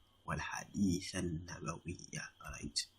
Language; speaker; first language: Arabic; non-native, fluent; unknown